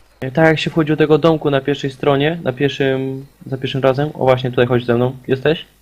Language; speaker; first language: Polish; native; Polish